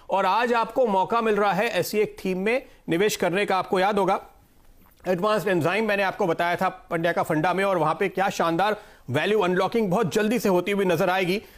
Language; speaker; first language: Hindi; native; Hindi